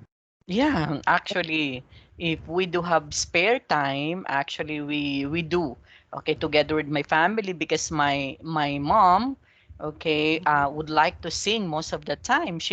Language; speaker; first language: English; non-native, local second language; Filipino